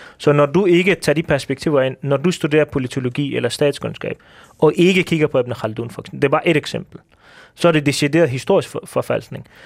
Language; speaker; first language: Danish; early bilingual, other home language; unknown